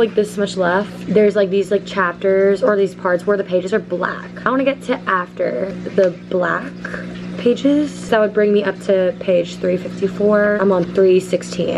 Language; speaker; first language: English; native; English